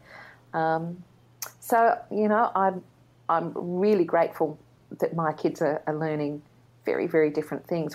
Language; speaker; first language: English; native; English